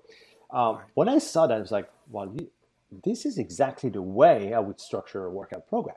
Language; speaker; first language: English; non-native, fluent; French